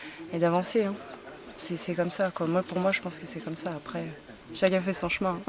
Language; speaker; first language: French; native; French